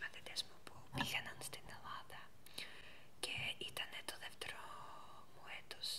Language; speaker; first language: Greek; non-native, learner; Ukrainian